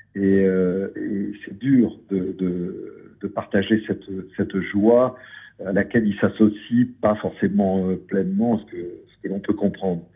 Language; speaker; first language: French; native; French